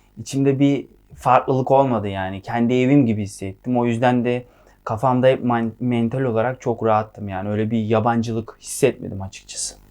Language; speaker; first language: Turkish; native; Turkish